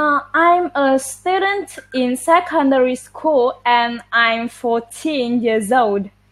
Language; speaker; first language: English; non-native, learner; Vietnamese